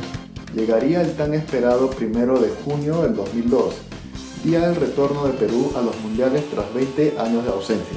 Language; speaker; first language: Spanish; native; Spanish